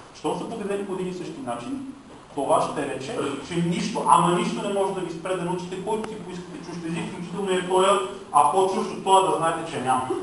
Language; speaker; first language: Bulgarian; non-native, local second language; Romanian